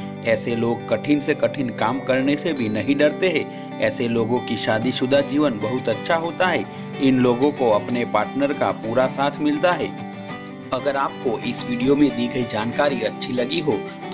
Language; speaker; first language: Hindi; native; Hindi